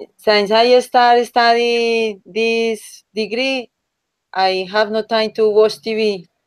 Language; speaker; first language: English; non-native, learner; Spanish